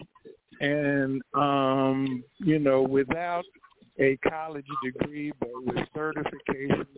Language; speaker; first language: English; early bilingual, other home language; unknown